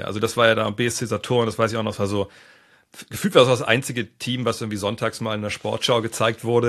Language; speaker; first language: German; native; German